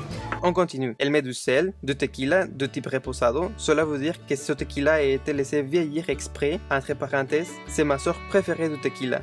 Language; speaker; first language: French; non-native, fluent; Spanish